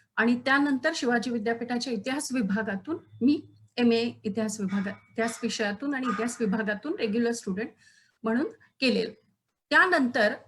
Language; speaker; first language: Marathi; native; Marathi